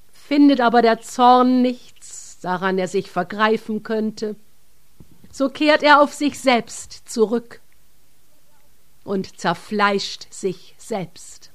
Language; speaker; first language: German; native; German